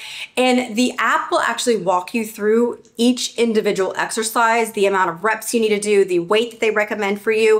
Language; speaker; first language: English; native; English